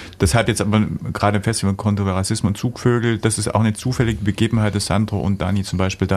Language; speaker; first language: German; native; German